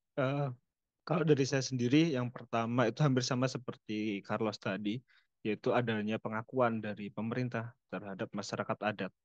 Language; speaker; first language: Indonesian; non-native, local second language; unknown